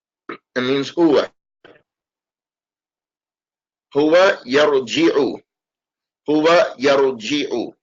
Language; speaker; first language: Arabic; non-native, fluent; English